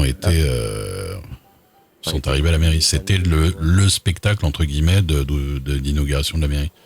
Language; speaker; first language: French; native; French